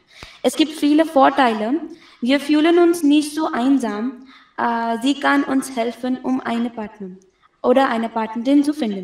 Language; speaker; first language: German; non-native, fluent; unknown